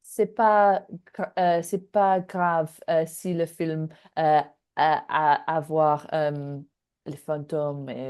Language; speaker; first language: French; non-native, learner; English